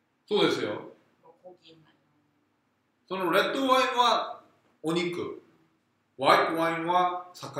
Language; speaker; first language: Japanese; non-native, fluent; Korean